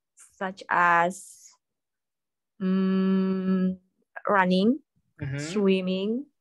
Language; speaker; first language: English; non-native, learner; Indonesian